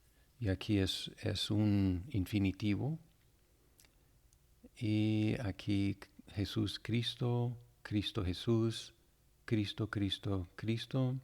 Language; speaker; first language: Spanish; non-native, fluent; English